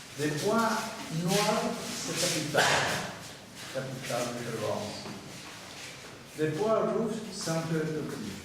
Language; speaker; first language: French; non-native, learner; Spanish